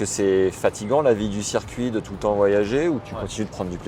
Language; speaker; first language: French; native; French